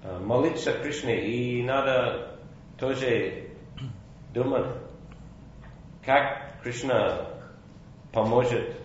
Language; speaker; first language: Russian; non-native, fluent; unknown